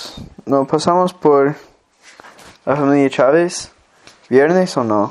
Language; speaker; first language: Spanish; non-native, learner; English